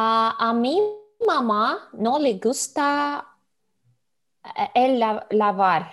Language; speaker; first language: Spanish; non-native, learner; Russian